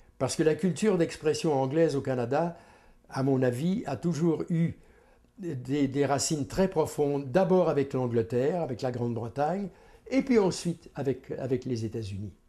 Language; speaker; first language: French; native; French